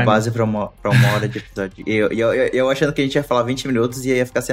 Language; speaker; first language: Portuguese; native; Portuguese